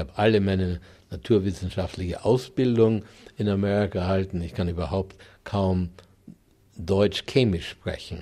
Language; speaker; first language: German; native; German